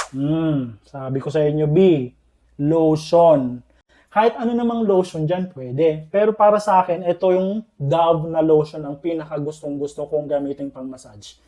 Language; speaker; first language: Filipino; non-native, local second language; Iloko